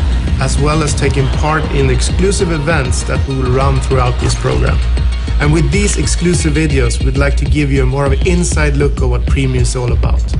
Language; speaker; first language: English; non-native, fluent; Swedish